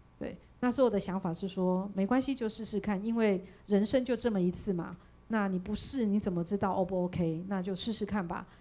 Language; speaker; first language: Chinese; native; Chinese